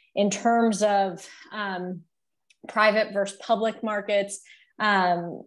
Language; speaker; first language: English; native; English